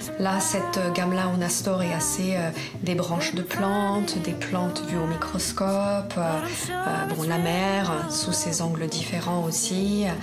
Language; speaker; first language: French; non-native, fluent; Polish